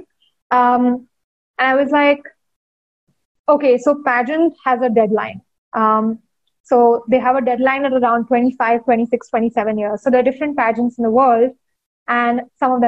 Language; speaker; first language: English; non-native, local second language; Hindi